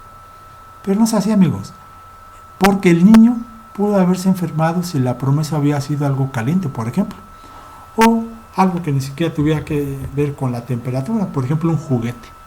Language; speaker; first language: Spanish; native; Spanish